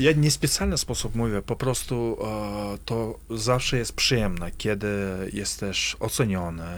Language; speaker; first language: Polish; non-native, fluent; Kazakh